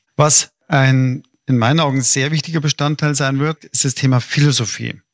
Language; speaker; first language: German; native; German